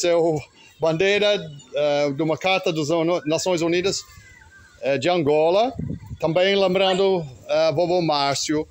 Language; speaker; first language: Portuguese; non-native, fluent; English